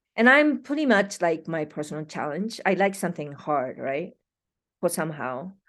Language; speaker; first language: English; non-native, fluent; Japanese